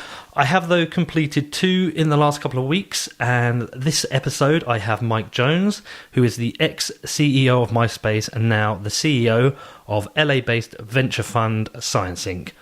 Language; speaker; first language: English; native; English